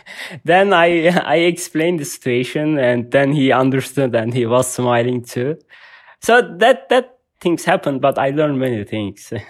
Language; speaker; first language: English; non-native, learner; Turkish